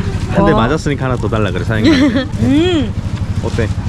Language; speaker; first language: Korean; native; Korean